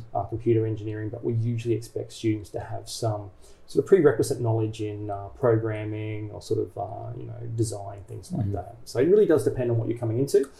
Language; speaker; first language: English; native; English